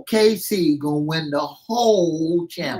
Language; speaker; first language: English; native; English